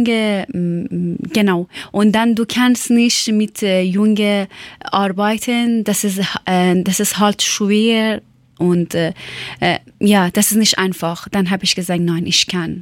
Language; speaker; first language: German; non-native, learner; Persian